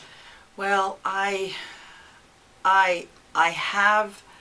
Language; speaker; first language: English; early bilingual, other home language; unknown